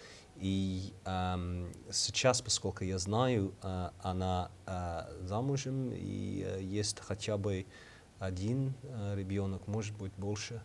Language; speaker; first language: Russian; non-native, learner; English